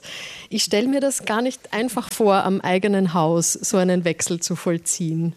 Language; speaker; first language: German; native; German